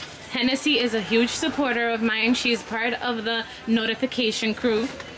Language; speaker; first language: English; early bilingual, other home language; Spanish